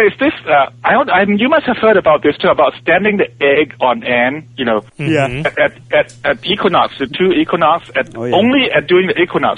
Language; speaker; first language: English; non-native, local second language; Cantonese